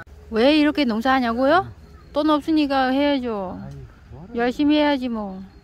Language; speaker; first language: Korean; non-native, learner; Vietnamese